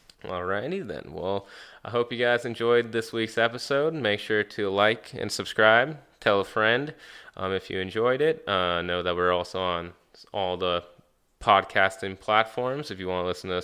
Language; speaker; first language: English; native; English